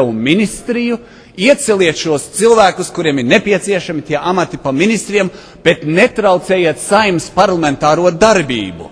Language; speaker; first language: Latvian; early bilingual, heritage; Latvian